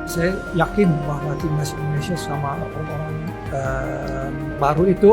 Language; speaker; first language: Indonesian; early bilingual, heritage; Indonesian